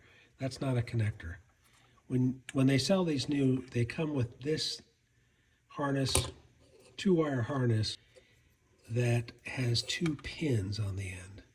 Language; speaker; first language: English; native; English